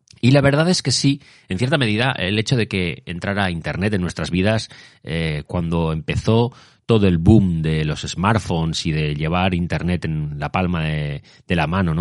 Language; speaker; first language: Spanish; native; Spanish